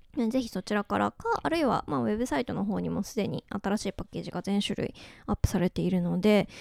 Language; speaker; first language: Japanese; native; Japanese